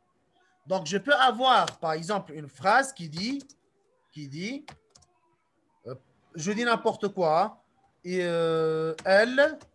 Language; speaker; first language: French; non-native, local second language; Arabic